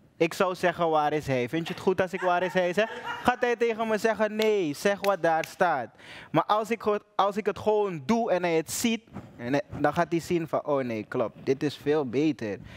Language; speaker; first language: Dutch; native; Dutch